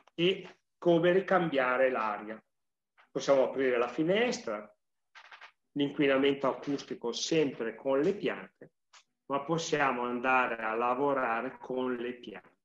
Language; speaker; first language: Italian; native; Italian